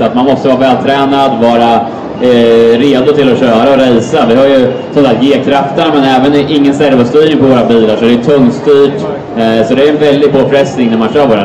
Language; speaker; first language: Swedish; native; Swedish